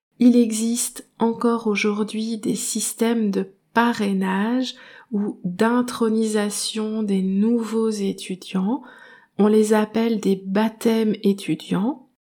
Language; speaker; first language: French; native; French